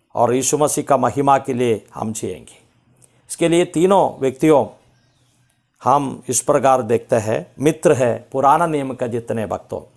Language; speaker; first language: Hindi; non-native, local second language; Malayalam